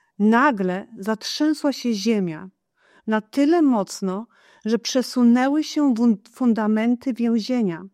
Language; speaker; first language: Polish; non-native, fluent; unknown